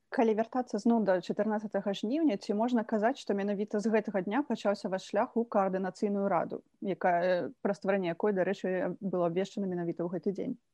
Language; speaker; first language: Belarusian; native; Belarusian